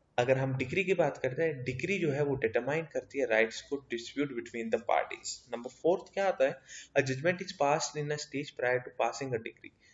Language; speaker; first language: Hindi; native; Hindi